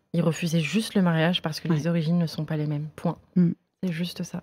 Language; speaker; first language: French; native; French